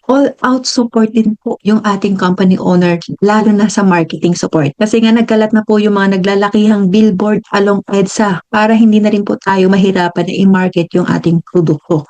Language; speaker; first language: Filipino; non-native, local second language; Hiligaynon